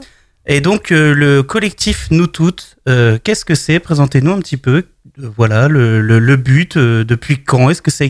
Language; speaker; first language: French; native; French